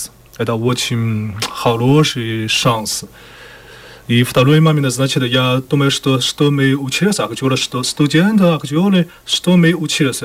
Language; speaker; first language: Russian; non-native, learner; Chinese